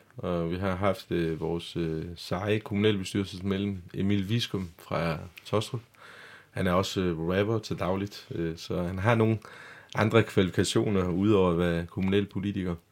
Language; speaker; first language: Danish; non-native, fluent; Turkish